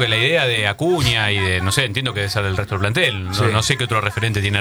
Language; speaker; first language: Spanish; native; Spanish